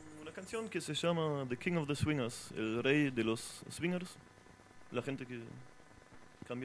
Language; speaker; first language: Spanish; non-native, fluent; French